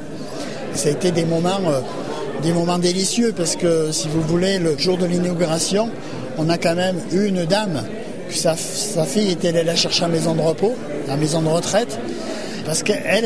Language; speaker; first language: French; native; French